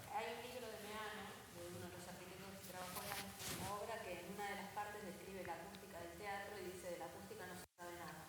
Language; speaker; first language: Spanish; native; Spanish